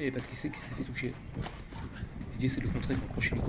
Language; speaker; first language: French; native; French